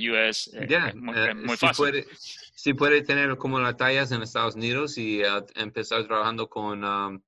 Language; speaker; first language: Spanish; non-native, learner; English